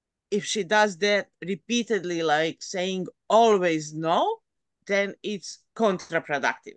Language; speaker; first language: English; non-native, fluent; Serbian